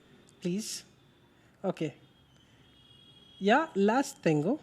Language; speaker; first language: Spanish; non-native, learner; Hindi